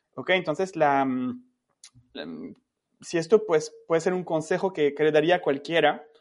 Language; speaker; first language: Spanish; non-native, fluent; French